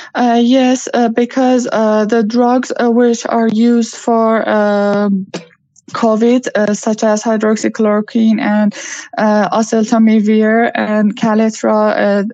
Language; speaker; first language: English; non-native, learner; Persian